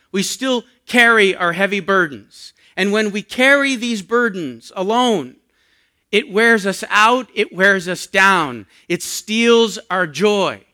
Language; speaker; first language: English; native; English